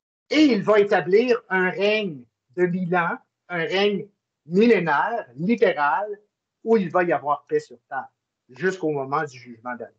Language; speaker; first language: French; native; French